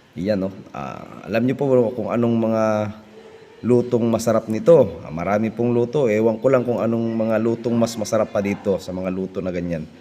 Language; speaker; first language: Filipino; non-native, local second language; Cebuano